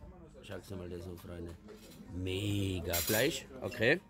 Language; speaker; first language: German; native; German